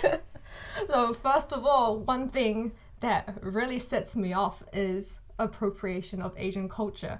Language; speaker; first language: English; native; English